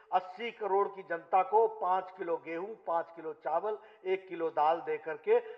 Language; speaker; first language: Hindi; native; Hindi